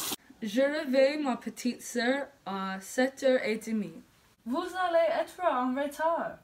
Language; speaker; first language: French; non-native, learner; English